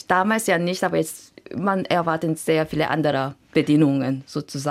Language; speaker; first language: German; non-native, fluent; Korean